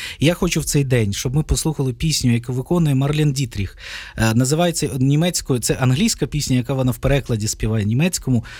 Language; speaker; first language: Ukrainian; native; Ukrainian